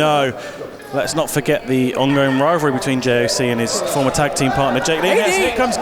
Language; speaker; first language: English; native; English